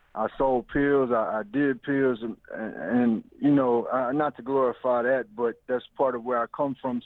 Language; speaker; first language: English; native; English